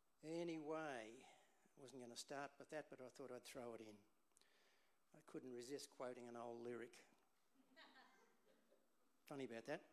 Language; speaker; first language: English; native; English